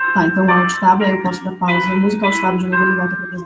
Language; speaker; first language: Portuguese; native; Portuguese